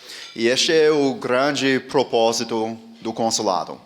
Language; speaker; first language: Portuguese; non-native, fluent; English